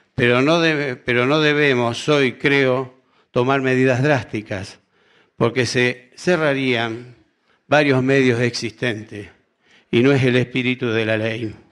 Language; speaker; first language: Spanish; native; Spanish